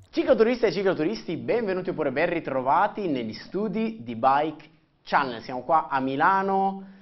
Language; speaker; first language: Italian; native; Italian